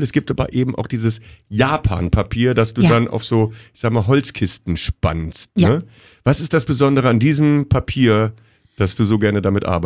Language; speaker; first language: German; native; German